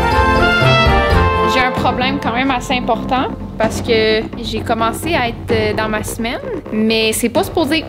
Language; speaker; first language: French; native; French